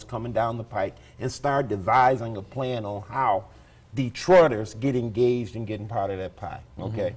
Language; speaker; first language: English; native; English